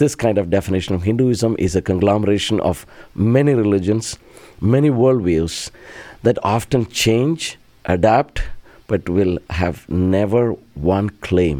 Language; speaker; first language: English; non-native, local second language; Malayalam